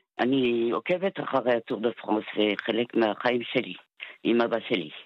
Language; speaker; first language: Hebrew; non-native, fluent; French